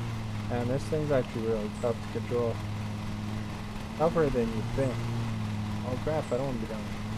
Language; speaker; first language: English; native; English